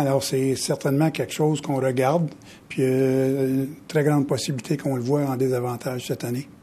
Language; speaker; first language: French; native; French